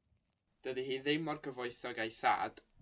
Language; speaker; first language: Welsh; non-native, learner; English